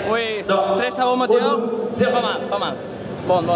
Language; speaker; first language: French; non-native, learner; Spanish